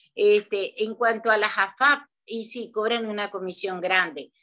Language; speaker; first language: Spanish; native; Spanish